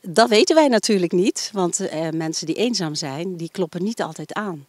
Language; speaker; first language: Dutch; native; Dutch